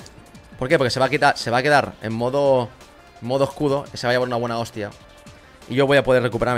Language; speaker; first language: Spanish; native; Spanish